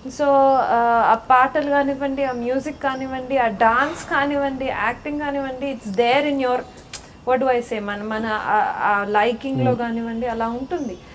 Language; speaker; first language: Telugu; native; Telugu